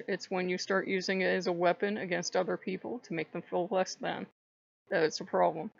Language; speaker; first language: English; native; English